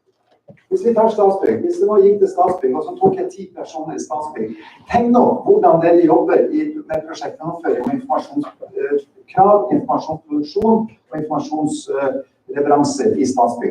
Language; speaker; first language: Norwegian; native; Norwegian